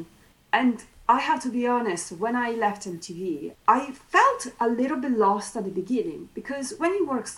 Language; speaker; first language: English; non-native, fluent; Italian